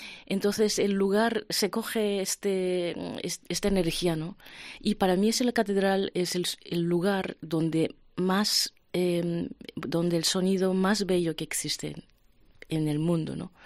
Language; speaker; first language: Spanish; non-native, fluent; Japanese